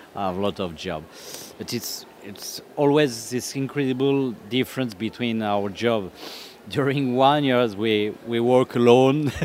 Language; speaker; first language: English; non-native, learner; French